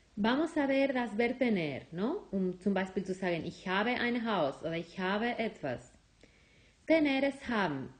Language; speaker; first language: German; non-native, fluent; Spanish